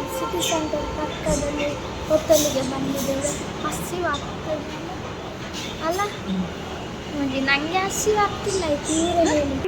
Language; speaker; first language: Kannada; native; Kannada